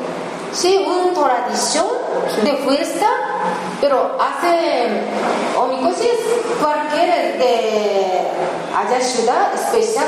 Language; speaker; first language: Spanish; non-native, learner; Japanese